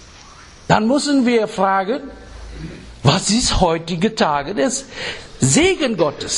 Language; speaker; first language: German; non-native, fluent; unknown